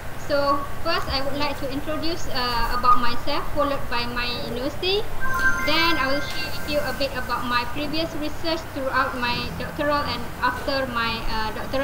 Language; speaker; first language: English; non-native, local second language; Malay